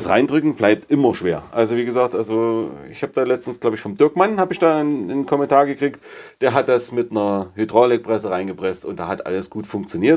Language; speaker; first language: German; native; German